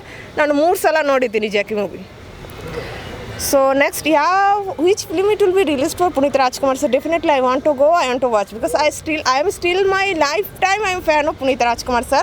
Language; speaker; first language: Kannada; non-native, local second language; Bangla